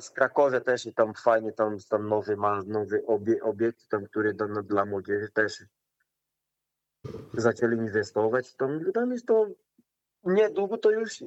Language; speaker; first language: Polish; non-native, learner; Portuguese